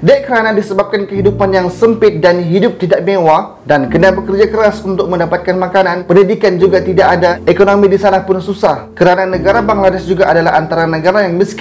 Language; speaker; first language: Malay; native; Malay